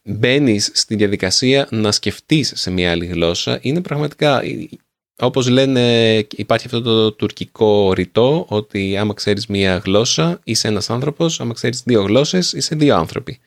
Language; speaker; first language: Greek; native; Greek